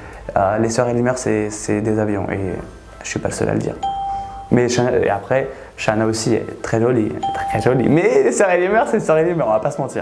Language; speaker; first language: French; native; French